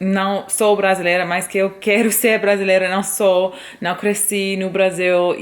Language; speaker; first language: Portuguese; non-native, fluent; English